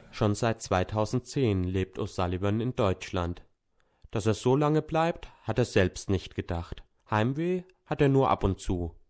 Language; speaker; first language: German; native; German